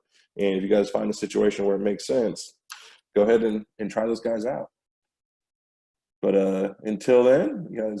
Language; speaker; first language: English; native; English